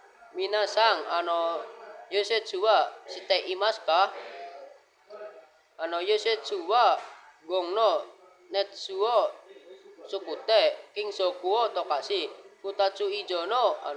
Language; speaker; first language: Japanese; non-native, learner; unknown